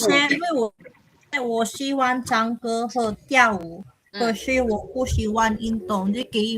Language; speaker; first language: Chinese; non-native, learner; Filipino